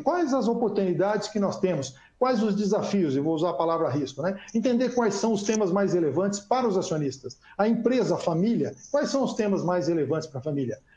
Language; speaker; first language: Portuguese; native; Portuguese